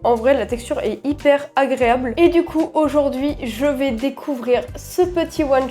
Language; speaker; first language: French; native; French